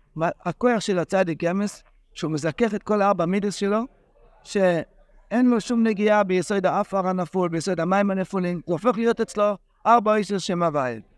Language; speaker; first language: Hebrew; non-native, fluent; English